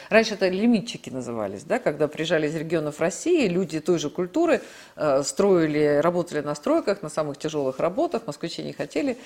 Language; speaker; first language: Russian; native; Russian